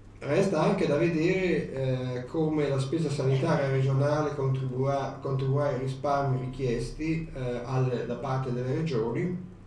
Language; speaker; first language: Italian; native; Italian